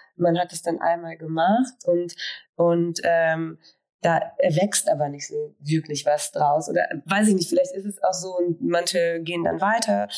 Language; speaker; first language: German; native; German